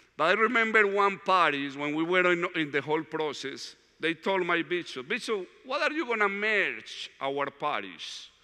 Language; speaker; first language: English; non-native, fluent; Spanish